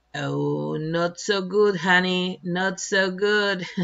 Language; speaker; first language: English; non-native, fluent; Spanish